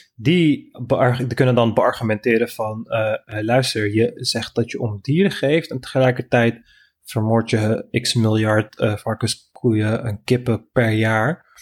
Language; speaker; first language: Dutch; non-native, fluent; Turkish